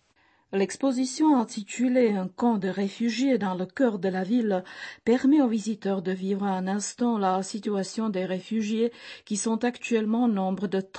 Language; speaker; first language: French; non-native, fluent; Czech